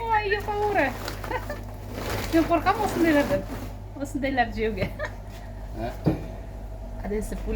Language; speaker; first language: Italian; non-native, learner; Kazakh